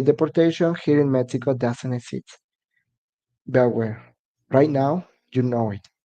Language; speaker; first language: English; non-native, learner; Spanish